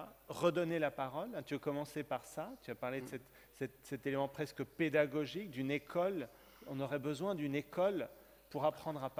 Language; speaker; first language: French; native; French